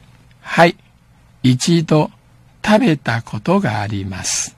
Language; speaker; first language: Japanese; non-native, fluent; Min Nan Chinese